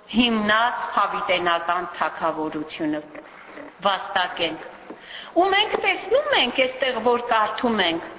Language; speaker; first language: Armenian; native; Armenian